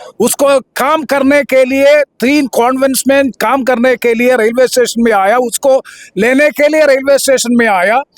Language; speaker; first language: Hindi; non-native, local second language; Malayalam